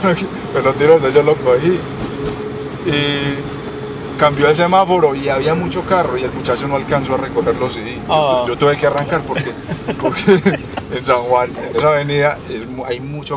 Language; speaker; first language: Spanish; native; Spanish